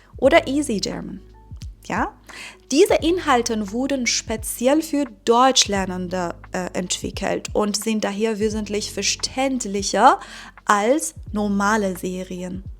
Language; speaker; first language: German; non-native, fluent; Persian